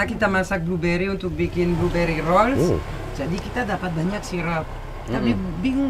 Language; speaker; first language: Indonesian; non-native, fluent; French